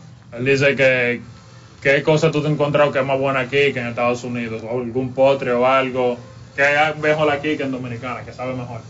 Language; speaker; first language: Spanish; native; Spanish